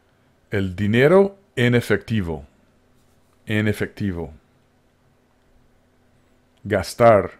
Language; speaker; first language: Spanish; non-native, fluent; English